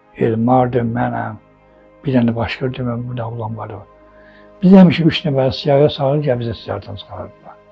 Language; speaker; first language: Azerbaijani; non-native, local second language; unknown